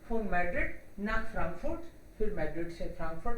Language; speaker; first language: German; non-native, fluent; Hindi